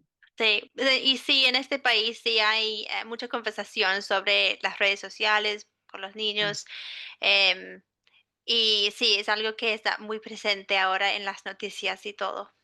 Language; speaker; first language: Spanish; non-native, fluent; English